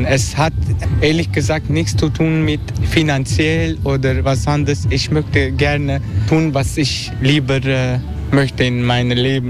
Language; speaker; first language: German; non-native, learner; Turkish